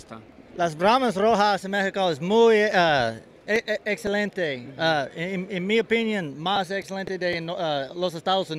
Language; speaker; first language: Spanish; non-native, learner; English